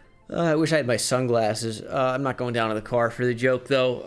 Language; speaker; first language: English; native; English